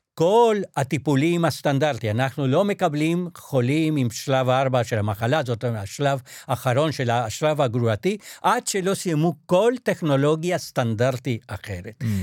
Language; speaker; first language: Hebrew; non-native, fluent; Spanish